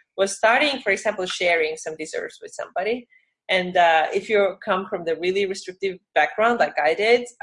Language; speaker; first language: English; non-native, fluent; Estonian